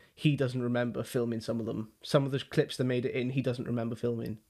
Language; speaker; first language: English; non-native, local second language; Welsh